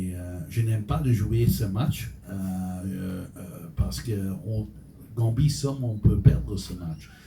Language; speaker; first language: French; non-native, local second language; Dutch